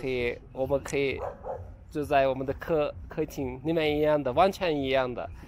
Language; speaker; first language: Chinese; non-native, learner; Turkish